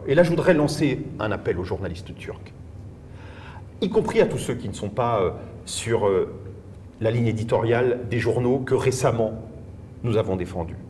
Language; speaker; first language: French; native; French